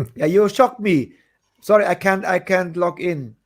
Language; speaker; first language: English; non-native, fluent; German